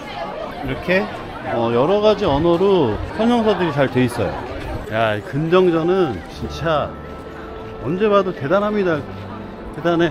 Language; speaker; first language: Korean; native; Korean